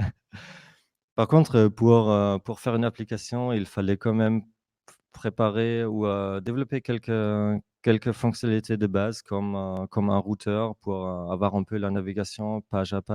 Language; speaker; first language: French; non-native, fluent; German